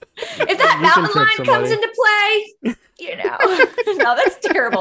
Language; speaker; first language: English; early bilingual, other home language; Spanish